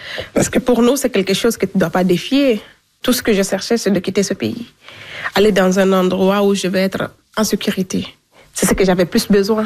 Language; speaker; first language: French; non-native, local second language; Fula